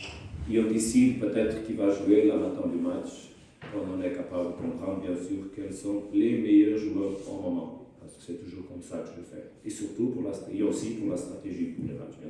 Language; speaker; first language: French; non-native, fluent; Portuguese